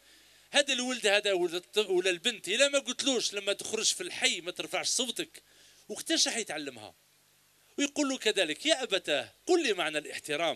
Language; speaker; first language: Arabic; native; Arabic